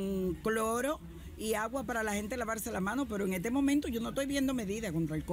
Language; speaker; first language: Spanish; native; Spanish